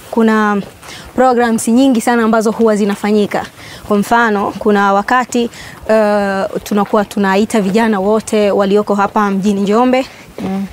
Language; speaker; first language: Swahili; native; Swahili